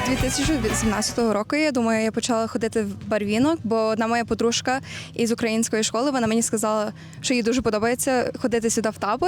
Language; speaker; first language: Ukrainian; early bilingual, heritage; Ukrainian